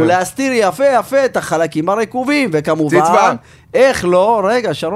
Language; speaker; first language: Hebrew; native; Hebrew